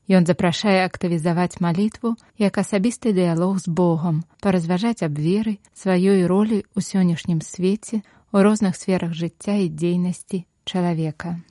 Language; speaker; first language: Belarusian; native; Belarusian